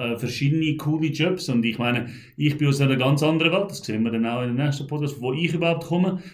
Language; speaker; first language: German; early bilingual, heritage; Macedonian